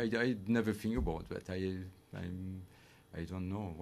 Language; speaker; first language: English; non-native, fluent; French